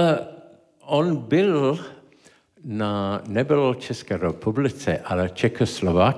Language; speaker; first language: Czech; non-native, learner; English